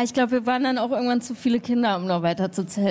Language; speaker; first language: German; native; German